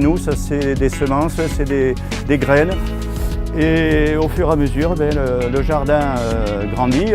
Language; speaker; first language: French; native; French